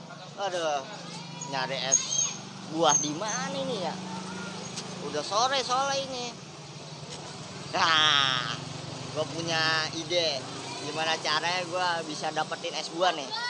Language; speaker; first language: Indonesian; native; Indonesian